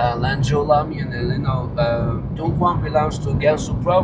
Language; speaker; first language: English; non-native, fluent; Chinese